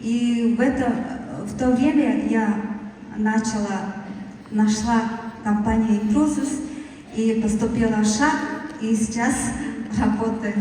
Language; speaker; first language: Russian; non-native, learner; Mongolian